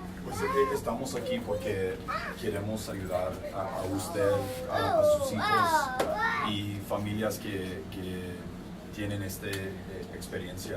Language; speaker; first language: Spanish; non-native, fluent; English